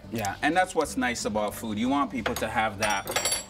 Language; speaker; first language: English; native; English